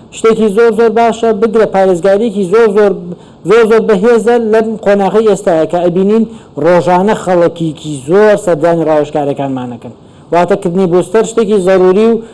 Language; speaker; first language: Central Kurdish; native; Central Kurdish